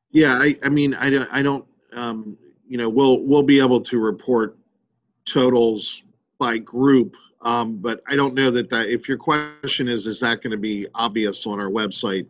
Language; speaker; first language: English; native; English